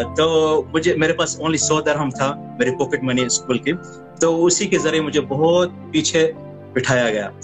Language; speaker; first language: Hindi; non-native, fluent; Arabic